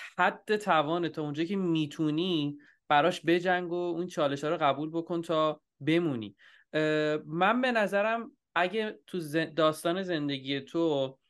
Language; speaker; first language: Persian; native; Persian